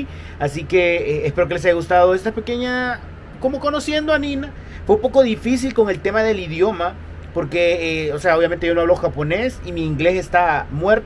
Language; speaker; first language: Spanish; native; Spanish